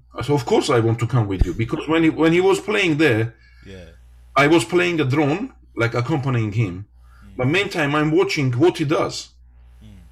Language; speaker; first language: English; non-native, fluent; Armenian